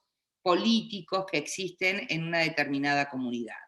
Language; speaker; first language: Spanish; native; Spanish